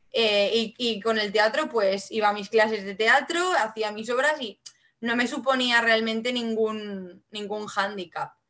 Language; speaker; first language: Spanish; non-native, local second language; Catalan